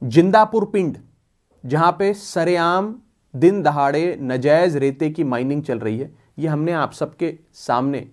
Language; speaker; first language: Hindi; non-native, local second language; Punjabi